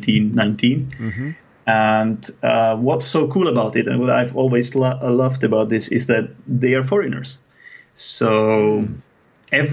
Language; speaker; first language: English; non-native, fluent; Czech